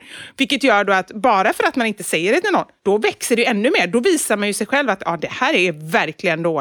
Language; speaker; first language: Swedish; native; Swedish